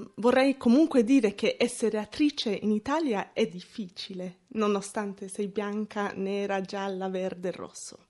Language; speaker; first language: Italian; non-native, fluent; English